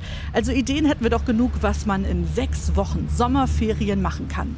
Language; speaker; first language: German; native; German